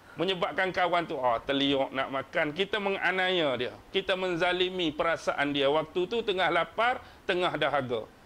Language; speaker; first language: Malay; native; Malay